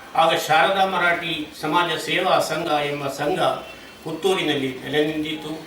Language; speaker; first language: Kannada; non-native, local second language; Marathi